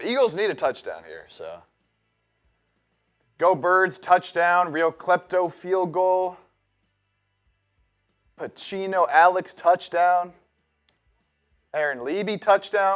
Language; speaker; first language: English; native; English